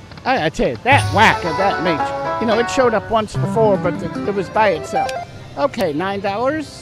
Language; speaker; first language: English; native; English